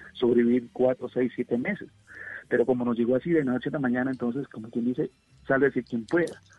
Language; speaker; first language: Spanish; native; Spanish